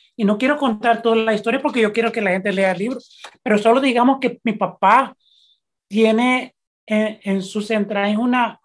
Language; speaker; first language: Spanish; early bilingual, heritage; Spanish